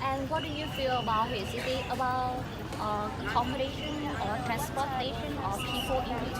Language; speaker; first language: English; non-native, learner; Vietnamese